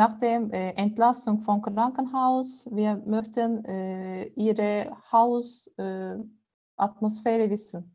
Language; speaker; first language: German; non-native, learner; Turkish